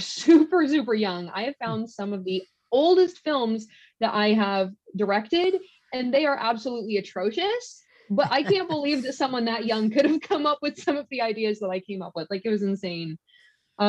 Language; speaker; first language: English; native; English